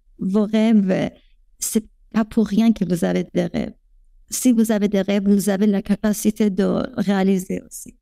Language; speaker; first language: French; non-native, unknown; Persian